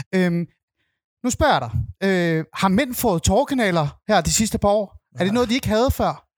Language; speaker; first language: Danish; native; Danish